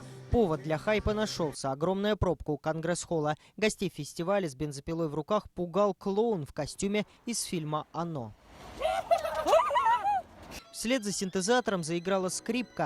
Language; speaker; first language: Russian; native; Russian